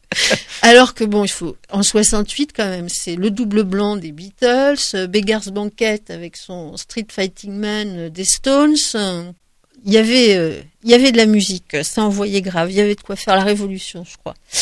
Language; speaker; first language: French; native; French